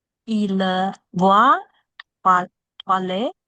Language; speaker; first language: French; non-native, learner; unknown